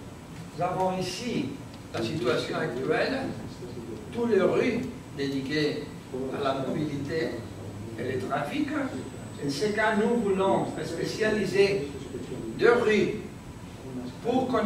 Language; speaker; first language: French; non-native, learner; Spanish